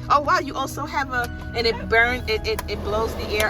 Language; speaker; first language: English; native; English